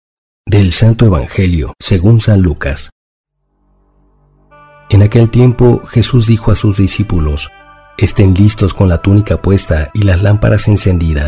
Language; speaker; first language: Spanish; native; Spanish